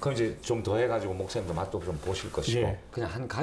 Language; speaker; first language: Korean; native; Korean